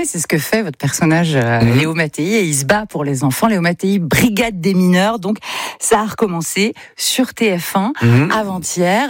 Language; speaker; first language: French; native; French